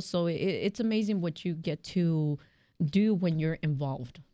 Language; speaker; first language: English; early bilingual, other home language; Spanish